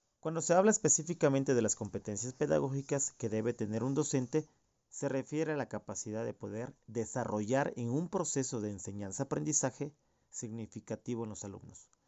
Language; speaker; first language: Spanish; native; Spanish